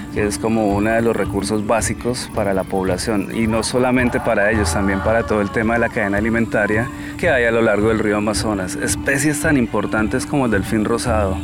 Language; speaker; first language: Spanish; native; Spanish